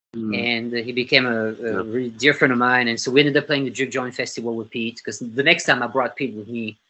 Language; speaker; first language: English; non-native, fluent; French